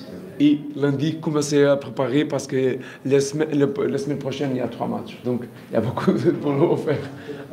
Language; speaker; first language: French; non-native, learner; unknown